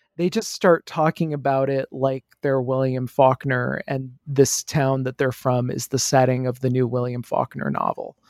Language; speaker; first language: English; native; English